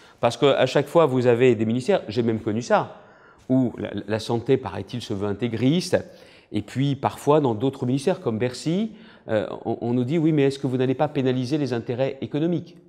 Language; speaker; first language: French; native; French